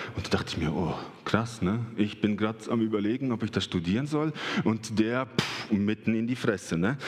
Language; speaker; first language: German; early bilingual, other home language; Russian